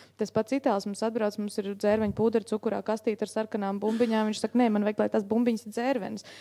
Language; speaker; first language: Latvian; native; Latvian